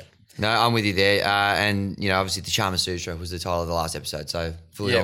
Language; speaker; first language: English; native; English